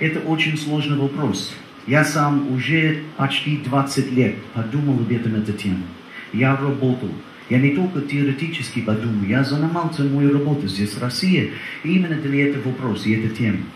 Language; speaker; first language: Russian; non-native, learner; English